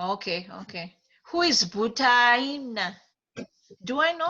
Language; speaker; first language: English; non-native, fluent; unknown